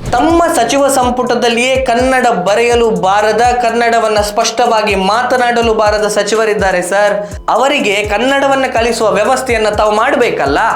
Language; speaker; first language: Kannada; native; Kannada